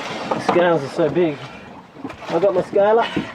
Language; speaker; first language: English; native; English